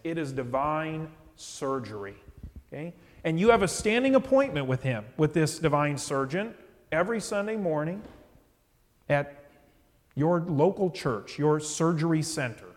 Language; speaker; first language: English; native; English